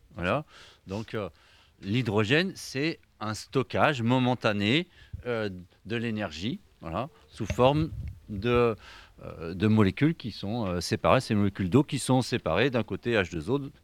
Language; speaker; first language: French; native; French